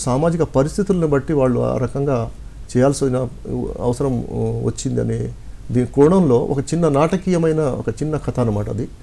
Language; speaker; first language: Telugu; non-native, local second language; Lambadi